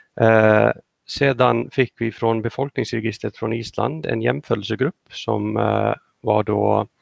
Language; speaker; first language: Swedish; non-native, fluent; Icelandic